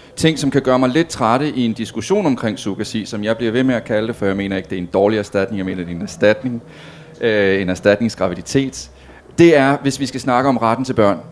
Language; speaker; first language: Danish; native; Danish